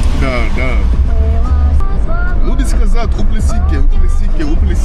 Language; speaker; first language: Russian; non-native, learner; English